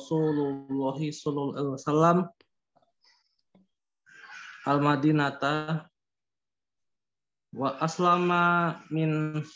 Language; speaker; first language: Arabic; non-native, learner; Indonesian